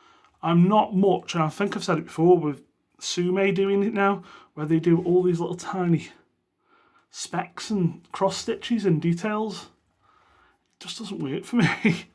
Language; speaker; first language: English; native; English